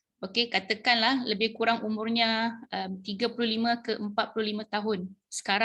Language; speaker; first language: Malay; native; Malay